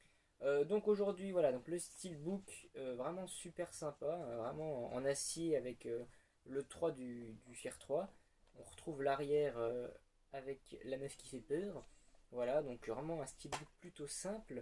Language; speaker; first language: French; native; French